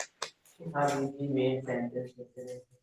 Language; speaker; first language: English; non-native, learner; Hindi